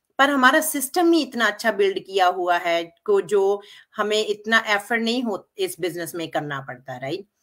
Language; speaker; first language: Hindi; non-native, local second language; Punjabi